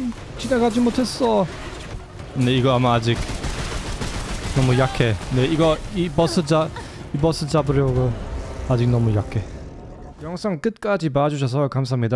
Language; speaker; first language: Korean; non-native, learner; German